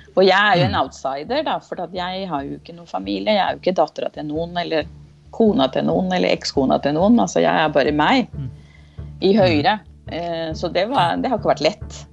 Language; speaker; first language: Norwegian; non-native, fluent; Spanish